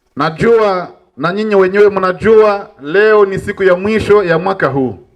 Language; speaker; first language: Swahili; non-native, local second language; Nande